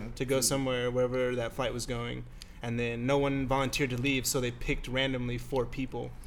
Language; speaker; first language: English; native; English